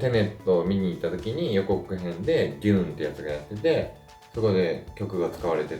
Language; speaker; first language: Japanese; native; Japanese